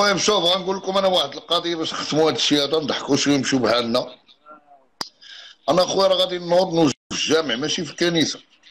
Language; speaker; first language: Arabic; native; Arabic